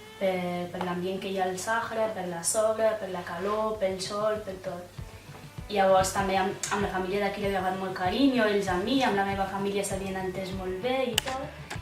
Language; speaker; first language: Catalan; early bilingual, other home language; Arabic